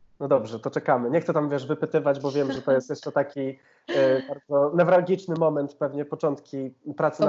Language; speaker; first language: Polish; native; Polish